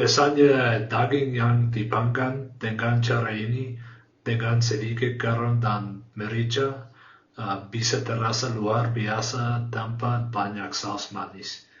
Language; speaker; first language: Indonesian; non-native, learner; English